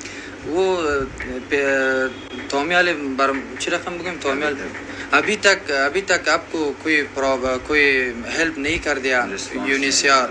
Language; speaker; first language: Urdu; non-native, learner; Persian